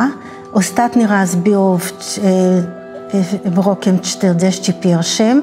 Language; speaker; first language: Polish; early bilingual, heritage; Hebrew